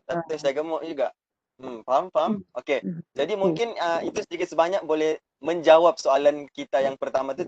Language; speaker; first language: Malay; native; Malay